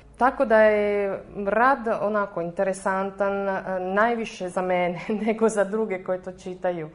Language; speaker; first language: Serbian; non-native, fluent; Italian